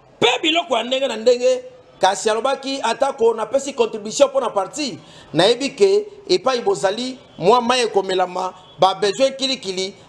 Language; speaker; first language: Lingala; native; Lingala